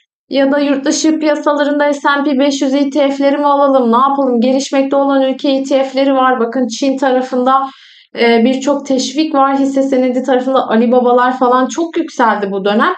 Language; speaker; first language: Turkish; native; Turkish